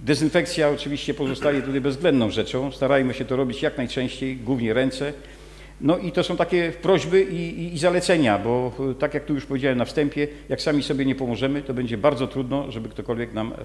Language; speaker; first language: Polish; native; Polish